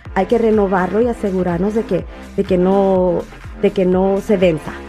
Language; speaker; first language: Spanish; native; Spanish